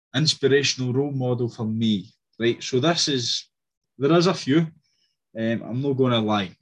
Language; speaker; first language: English; native; English